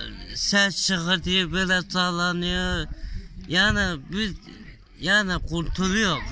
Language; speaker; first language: Turkish; non-native, local second language; Kurdish